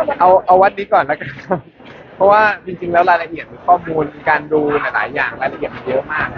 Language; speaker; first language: Thai; native; Thai